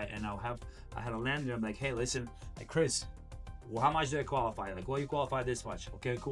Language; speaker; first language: English; non-native, fluent; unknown